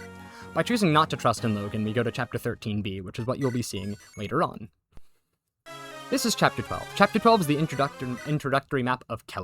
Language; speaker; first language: English; native; English